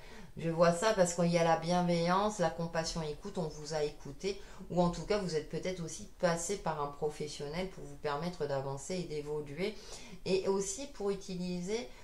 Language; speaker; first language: French; native; French